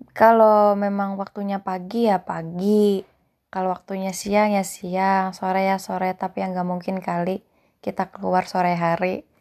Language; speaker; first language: Indonesian; non-native, local second language; Sundanese